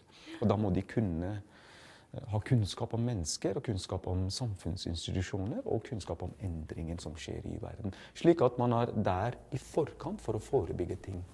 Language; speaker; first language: Norwegian; non-native, fluent; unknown